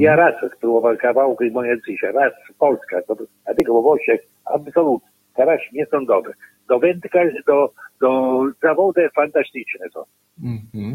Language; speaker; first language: Polish; non-native, learner; Italian